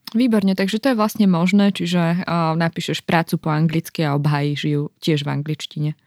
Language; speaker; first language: Slovak; native; Slovak